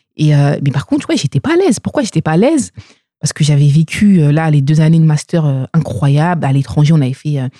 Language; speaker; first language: French; native; French